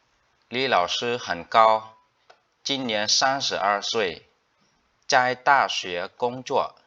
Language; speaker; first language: Chinese; non-native, fluent; Khmer